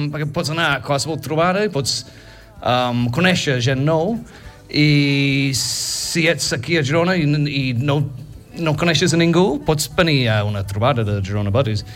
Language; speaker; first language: Catalan; non-native, fluent; English